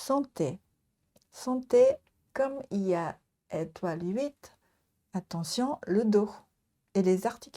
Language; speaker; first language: French; non-native, learner; Japanese